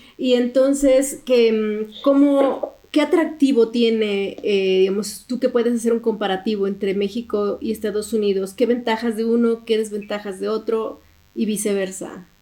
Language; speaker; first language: Spanish; native; Spanish